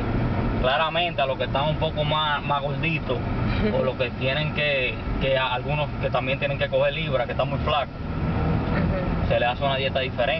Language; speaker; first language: Spanish; native; Spanish